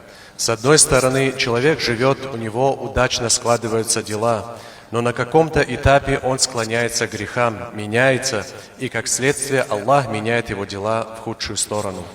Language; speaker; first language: Russian; non-native, local second language; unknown